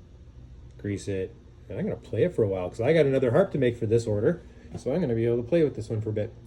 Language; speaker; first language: English; native; English